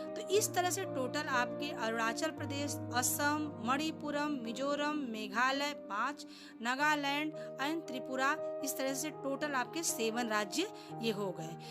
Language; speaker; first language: Hindi; non-native, local second language; Gujarati